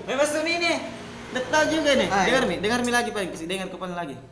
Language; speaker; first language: Indonesian; native; Indonesian